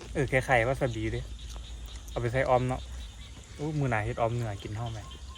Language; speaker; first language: Thai; native; Thai